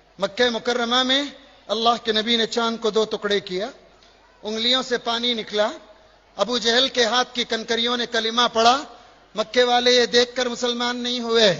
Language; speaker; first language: Urdu; native; Urdu